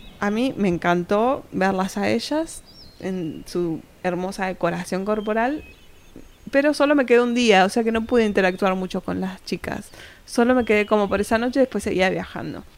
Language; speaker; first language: Spanish; native; Spanish